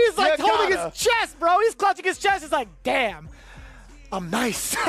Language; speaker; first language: English; native; English